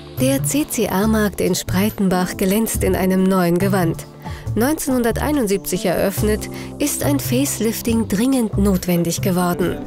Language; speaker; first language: German; native; German